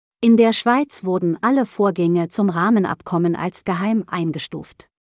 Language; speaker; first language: German; native; German